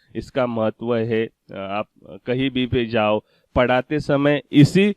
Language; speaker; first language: Hindi; non-native, local second language; Marathi